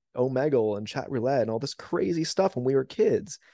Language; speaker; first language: English; native; English